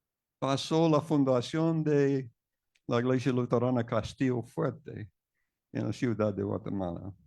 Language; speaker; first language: Spanish; non-native, fluent; English